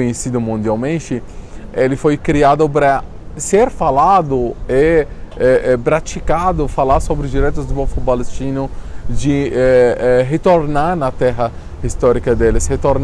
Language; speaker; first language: Portuguese; non-native, fluent; Arabic